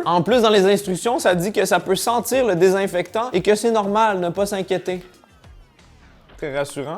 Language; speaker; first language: French; native; French